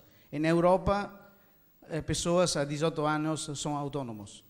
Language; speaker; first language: Portuguese; non-native, learner; Italian